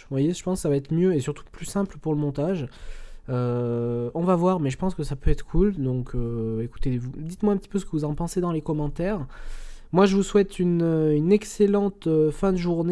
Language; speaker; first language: French; native; French